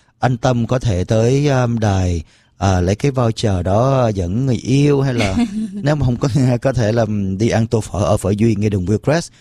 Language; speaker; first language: Vietnamese; early bilingual, heritage; Vietnamese